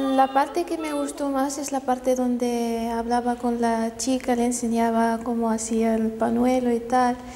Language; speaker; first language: Spanish; non-native, fluent; Arabic